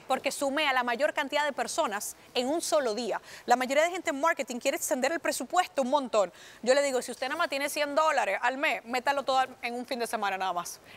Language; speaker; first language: Spanish; native; Spanish